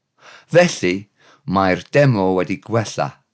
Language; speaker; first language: Welsh; non-native, learner; English